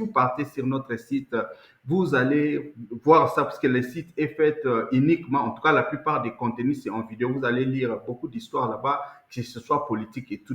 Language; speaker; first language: French; non-native, local second language; Lingala